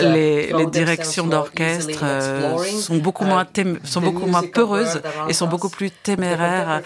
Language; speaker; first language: French; non-native, fluent; Ukrainian